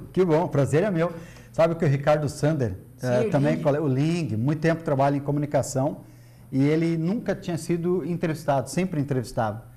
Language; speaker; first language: Portuguese; native; Portuguese